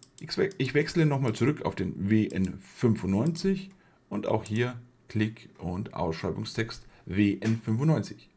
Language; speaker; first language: German; native; German